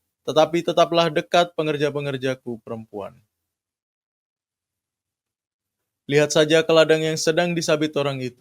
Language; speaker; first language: Indonesian; native; Indonesian